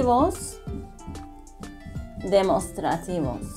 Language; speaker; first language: Spanish; non-native, fluent; Turkish